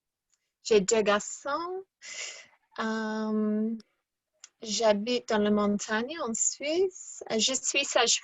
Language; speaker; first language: French; non-native, learner; English